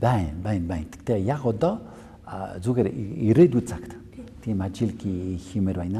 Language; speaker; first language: Mongolian; non-native, fluent; French